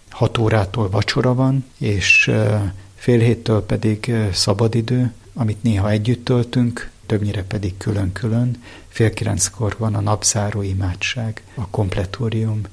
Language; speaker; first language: Hungarian; native; Hungarian